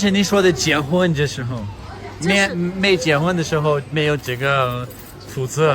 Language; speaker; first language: Chinese; non-native, fluent; English